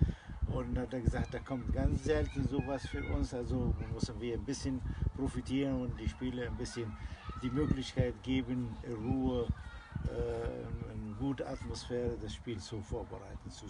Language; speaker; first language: German; non-native, learner; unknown